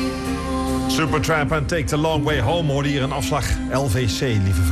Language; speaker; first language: Dutch; native; Dutch